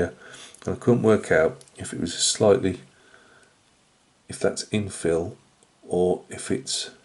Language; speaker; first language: English; native; English